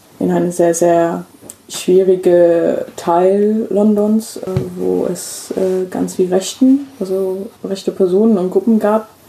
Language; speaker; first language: German; non-native, fluent; English